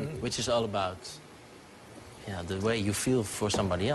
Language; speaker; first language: English; non-native, fluent; Dutch